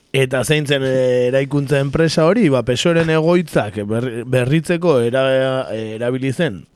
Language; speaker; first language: Basque; early bilingual, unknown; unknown